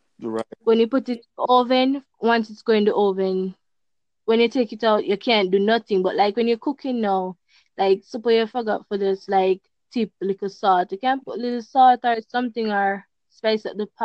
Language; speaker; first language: English; non-native, local second language; Jamaican Creole English